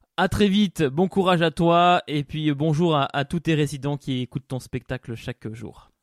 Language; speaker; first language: French; native; French